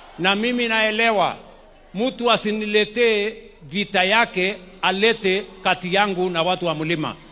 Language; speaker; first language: Swahili; non-native, local second language; Kalenjin